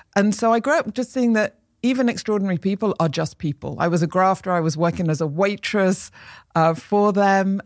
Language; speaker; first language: English; native; English